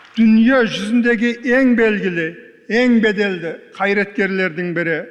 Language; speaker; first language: Kazakh; early bilingual, heritage; Kazakh